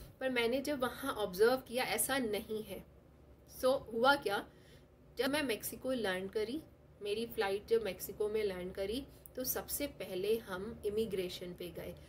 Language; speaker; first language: Hindi; non-native, local second language; Telugu